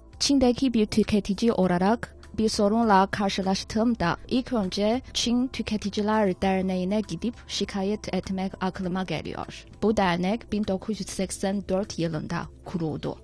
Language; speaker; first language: Turkish; non-native, fluent; Chinese